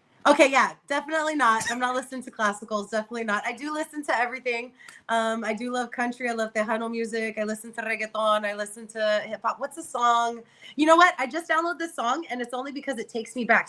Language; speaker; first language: English; native; English